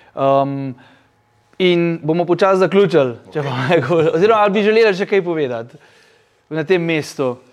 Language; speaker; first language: Slovenian; native; Slovenian